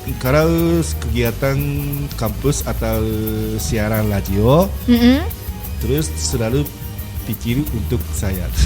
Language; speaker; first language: Indonesian; non-native, learner; Japanese